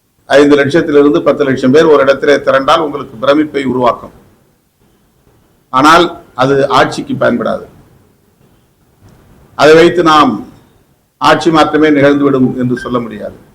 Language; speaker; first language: Tamil; native; Tamil